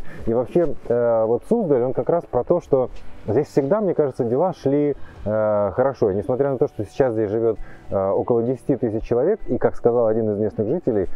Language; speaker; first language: Russian; native; Russian